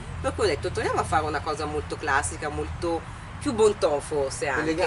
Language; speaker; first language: Italian; native; Italian